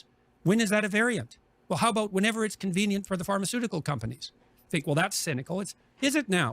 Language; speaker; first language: English; native; English